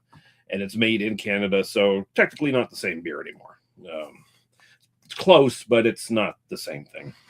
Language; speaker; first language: English; native; English